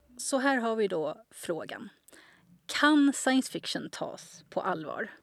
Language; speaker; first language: Swedish; native; Swedish